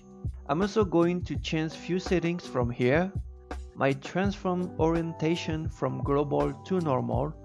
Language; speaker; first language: English; non-native, fluent; French